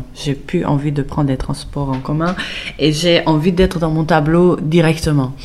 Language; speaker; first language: French; non-native, fluent; Persian